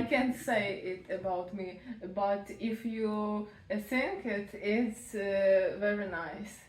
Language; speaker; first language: English; non-native, learner; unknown